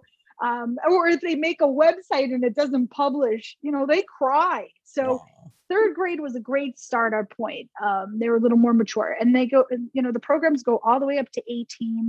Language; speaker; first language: English; native; English